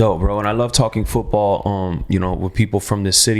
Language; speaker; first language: English; native; English